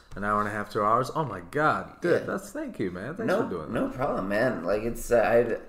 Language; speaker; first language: English; native; English